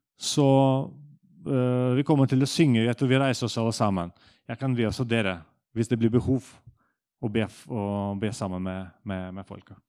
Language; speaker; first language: Norwegian; non-native, fluent; Russian